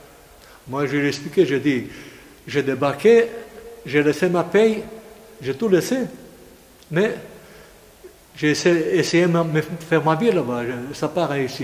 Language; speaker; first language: French; non-native, fluent; Greek